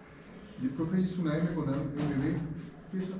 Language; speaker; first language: Spanish; native; Spanish